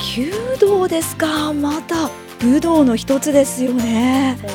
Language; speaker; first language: Japanese; native; Japanese